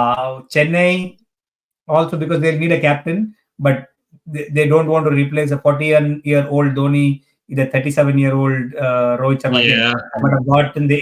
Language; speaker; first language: English; non-native, local second language; Hindi